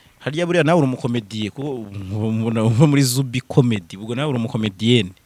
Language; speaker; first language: Kinyarwanda; native; Kinyarwanda